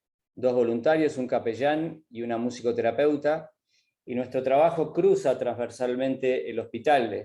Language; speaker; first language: Spanish; native; Spanish